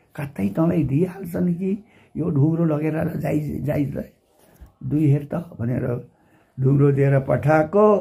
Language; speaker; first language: Nepali; non-native, local second language; Limbu